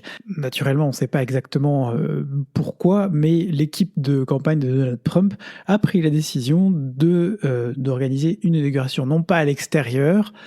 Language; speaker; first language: French; native; French